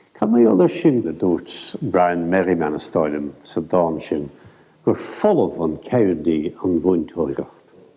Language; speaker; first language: Irish; native; Irish